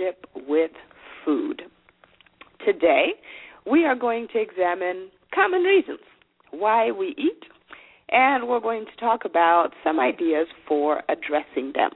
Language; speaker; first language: English; non-native, local second language; Shona